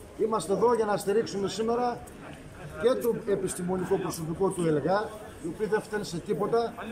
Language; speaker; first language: Greek; native; Greek